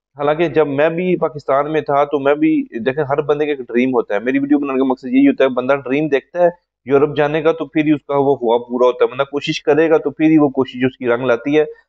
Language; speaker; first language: Urdu; non-native, local second language; Punjabi